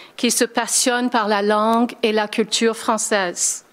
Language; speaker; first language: French; non-native, fluent; English